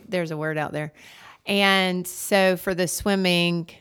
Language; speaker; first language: English; native; English